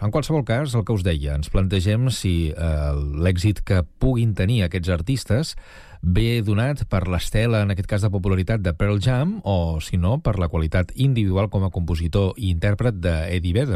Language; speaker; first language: Catalan; native; Catalan